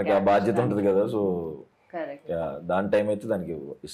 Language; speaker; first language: Telugu; native; Telugu